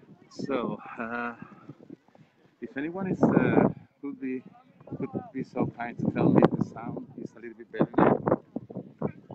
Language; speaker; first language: English; non-native, fluent; Spanish